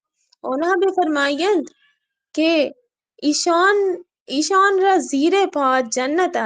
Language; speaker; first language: Persian; non-native, learner; Urdu